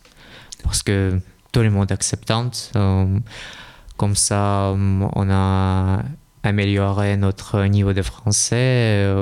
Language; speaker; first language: French; non-native, learner; Russian